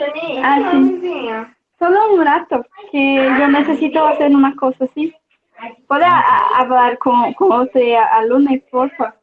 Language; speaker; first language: Spanish; non-native, learner; Portuguese